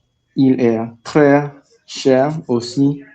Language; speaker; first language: French; non-native, learner; English